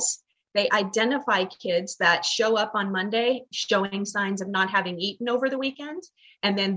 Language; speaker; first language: English; native; English